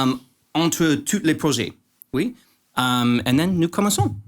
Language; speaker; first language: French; non-native, learner; English